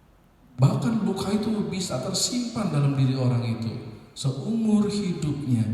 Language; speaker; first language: Indonesian; native; Indonesian